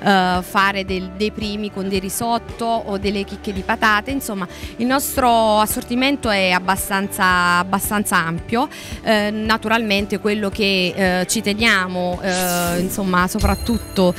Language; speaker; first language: Italian; native; Italian